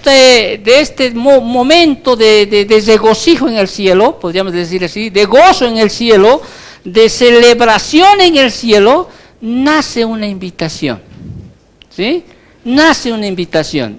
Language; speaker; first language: Spanish; native; Spanish